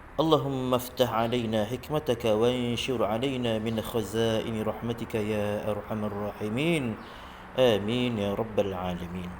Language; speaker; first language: Malay; native; Malay